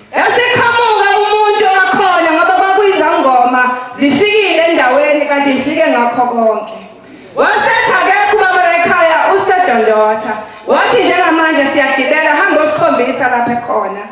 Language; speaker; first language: Zulu; native; Zulu